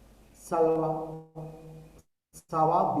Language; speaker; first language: French; non-native, learner; Sinhala